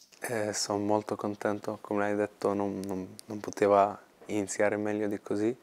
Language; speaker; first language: Italian; non-native, fluent; Swedish